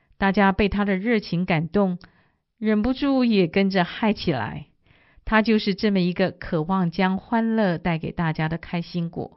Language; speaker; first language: Chinese; native; Chinese